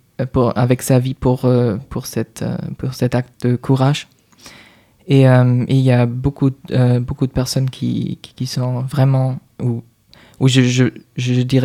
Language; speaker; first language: French; non-native, fluent; German